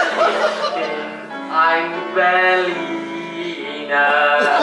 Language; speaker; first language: German; non-native, learner; English